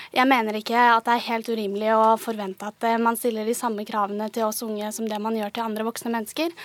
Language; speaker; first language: Norwegian; native; Norwegian